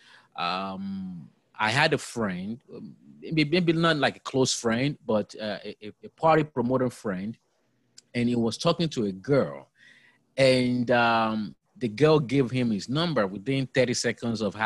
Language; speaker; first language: English; non-native, local second language; Yoruba